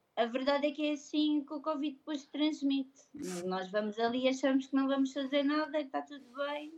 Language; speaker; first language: Portuguese; native; Portuguese